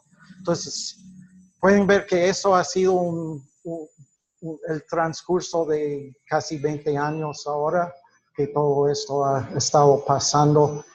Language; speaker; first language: Spanish; non-native, fluent; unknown